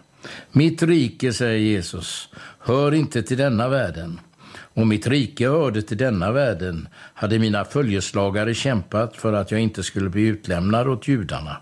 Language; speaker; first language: Swedish; native; Swedish